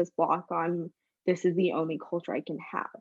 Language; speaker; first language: English; native; English